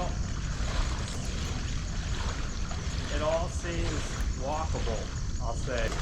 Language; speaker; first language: English; native; English